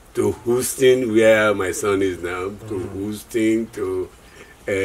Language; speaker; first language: English; non-native, local second language; Yoruba